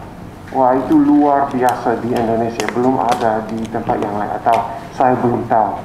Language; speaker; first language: Indonesian; non-native, learner; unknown